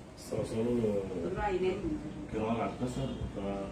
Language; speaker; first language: Arabic; native; Arabic